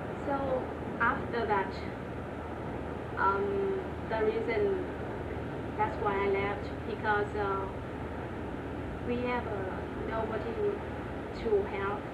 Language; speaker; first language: English; non-native, learner; Vietnamese